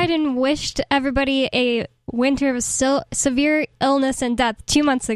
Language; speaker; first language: English; native; English